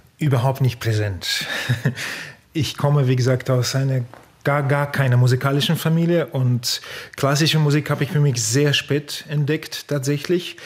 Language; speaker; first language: German; non-native, fluent; Russian